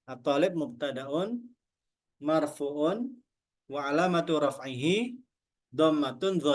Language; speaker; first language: Arabic; non-native, learner; Indonesian